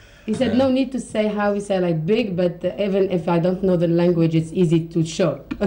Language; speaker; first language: English; non-native, fluent; Arabic